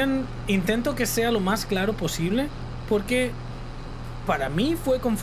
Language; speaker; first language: Spanish; non-native, learner; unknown